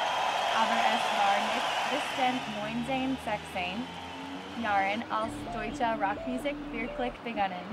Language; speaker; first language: German; non-native, learner; English